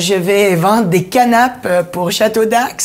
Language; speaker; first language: French; native; French